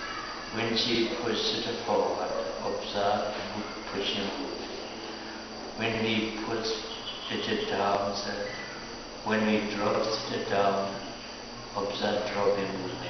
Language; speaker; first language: English; non-native, fluent; Burmese